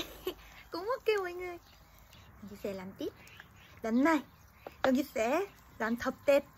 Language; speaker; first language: Vietnamese; non-native, fluent; Korean